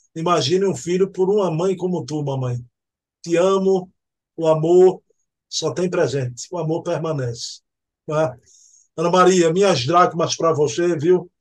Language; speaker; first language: Portuguese; native; Portuguese